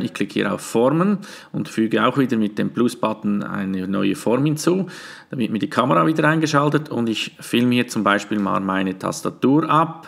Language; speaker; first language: German; native; German